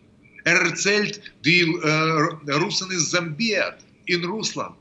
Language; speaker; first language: German; non-native, fluent; Russian